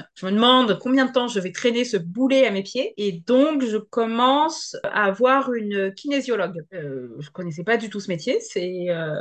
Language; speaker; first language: French; native; French